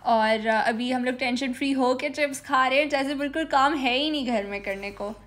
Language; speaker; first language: Urdu; native; Urdu